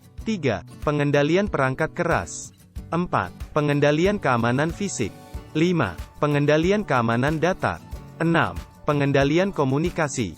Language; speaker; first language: Indonesian; native; Indonesian